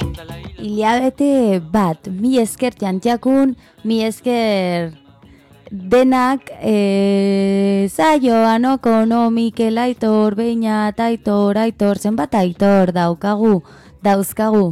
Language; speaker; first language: Basque; non-native, learner; Spanish